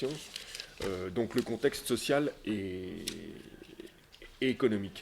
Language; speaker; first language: French; native; French